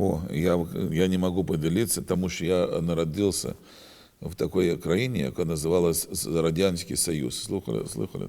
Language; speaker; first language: Ukrainian; non-native, learner; Russian